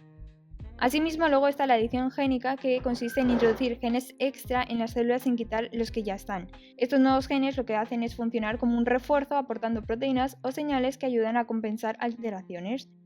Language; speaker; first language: Spanish; native; Spanish